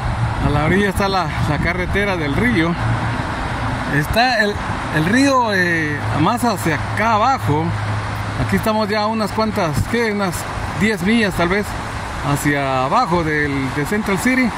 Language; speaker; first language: Spanish; native; Spanish